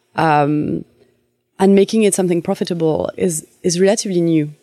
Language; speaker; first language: English; non-native, fluent; French